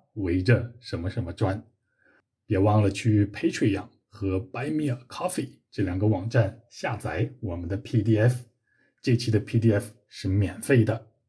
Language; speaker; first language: Chinese; native; Chinese